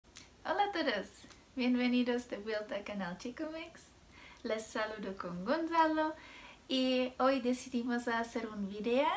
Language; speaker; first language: Spanish; non-native, fluent; Czech